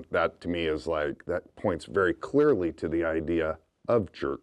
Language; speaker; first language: English; native; English